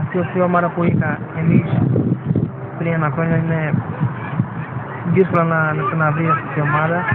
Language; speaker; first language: Greek; non-native, learner; Portuguese